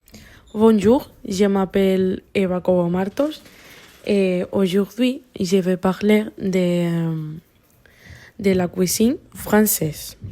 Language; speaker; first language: French; non-native, learner; Spanish